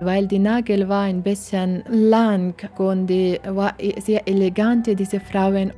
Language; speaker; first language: German; non-native, learner; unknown